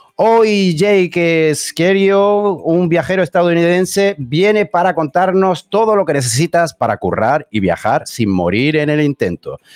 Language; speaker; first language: Spanish; native; Spanish